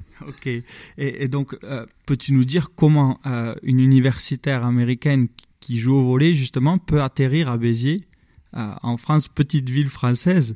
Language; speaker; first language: French; native; French